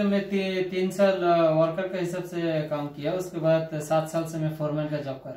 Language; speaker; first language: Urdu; non-native, local second language; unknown